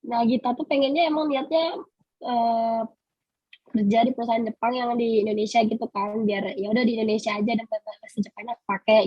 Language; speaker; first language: Indonesian; native; Indonesian